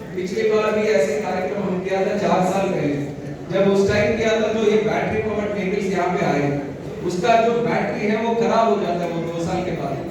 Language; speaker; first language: Hindi; non-native, local second language; Telugu